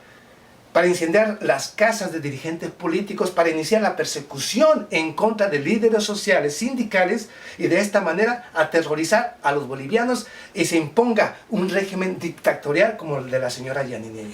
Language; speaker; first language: Spanish; native; Spanish